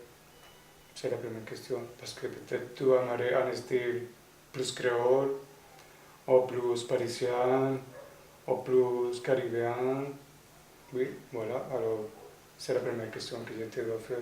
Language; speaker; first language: French; non-native, fluent; Spanish